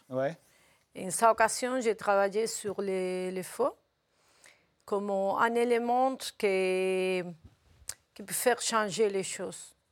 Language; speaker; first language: French; non-native, learner; Spanish